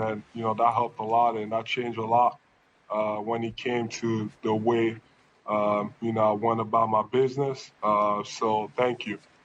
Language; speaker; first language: English; non-native, local second language; French